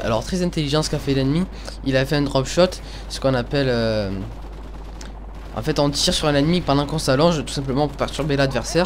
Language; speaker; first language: French; native; French